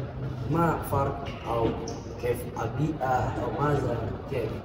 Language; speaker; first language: Arabic; non-native, learner; Indonesian